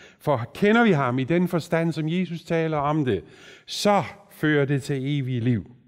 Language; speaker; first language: Danish; native; Danish